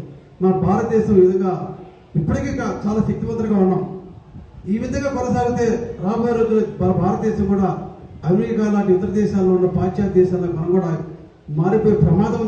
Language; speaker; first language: Telugu; native; Telugu